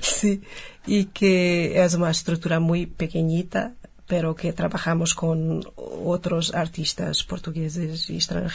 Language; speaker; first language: Spanish; non-native, fluent; Portuguese